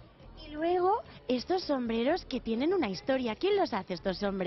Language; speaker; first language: Spanish; non-native, local second language; Catalan